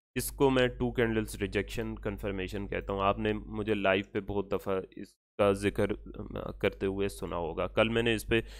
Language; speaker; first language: Urdu; native; Urdu